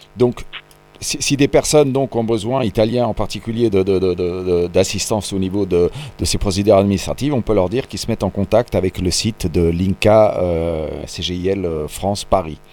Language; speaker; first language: French; native; French